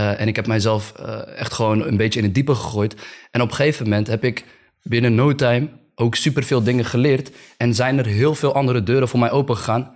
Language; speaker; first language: Dutch; early bilingual, other home language; Arabic